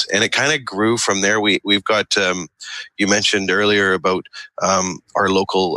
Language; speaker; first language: English; native; English